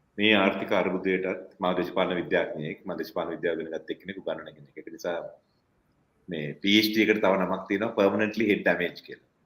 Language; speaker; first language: Sinhala; non-native, local second language; Tamil